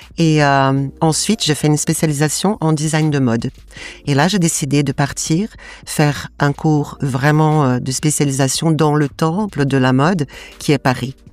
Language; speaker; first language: French; non-native, fluent; Portuguese